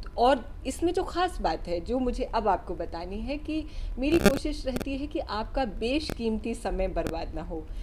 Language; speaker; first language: Hindi; native; Hindi